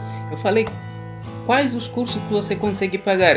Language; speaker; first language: Portuguese; non-native, local second language; Upper Guinea Crioulo